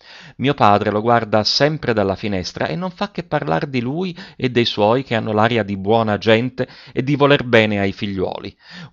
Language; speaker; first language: Italian; native; Italian